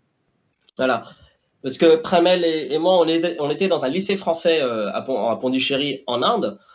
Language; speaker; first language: French; native; French